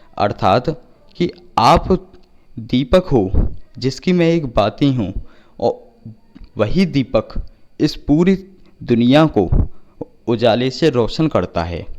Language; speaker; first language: Hindi; native; Hindi